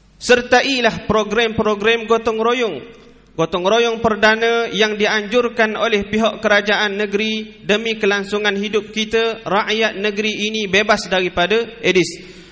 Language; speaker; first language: Malay; native; Malay